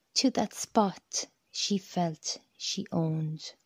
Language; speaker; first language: English; native; English